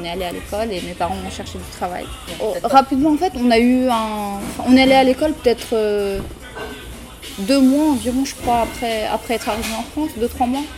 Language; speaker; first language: French; early bilingual, other home language; Romanian